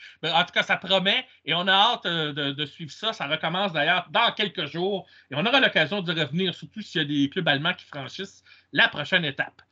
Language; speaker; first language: French; native; French